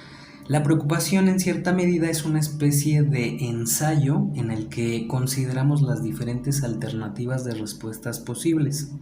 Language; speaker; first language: Spanish; native; Spanish